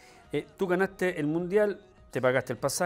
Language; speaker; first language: Spanish; native; Spanish